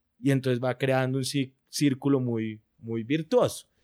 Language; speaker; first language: Spanish; native; Spanish